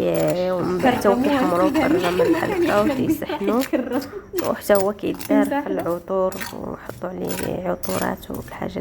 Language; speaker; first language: Arabic; native; Arabic